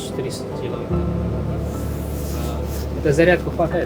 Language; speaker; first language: Russian; non-native, local second language; Kazakh